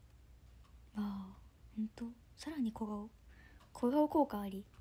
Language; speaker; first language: Japanese; native; Japanese